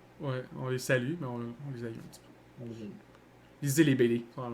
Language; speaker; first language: French; native; French